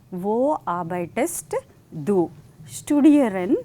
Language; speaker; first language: German; non-native, fluent; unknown